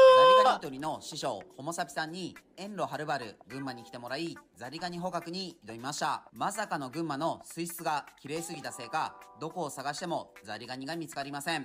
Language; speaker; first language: Japanese; native; Japanese